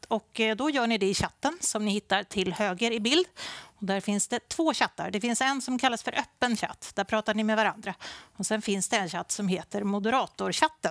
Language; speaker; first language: Swedish; native; Swedish